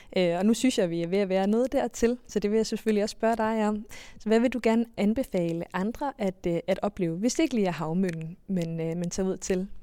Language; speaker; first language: Danish; native; Danish